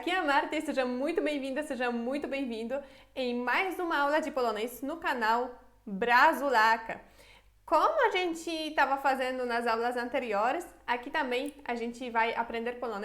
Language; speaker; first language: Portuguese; non-native, fluent; Polish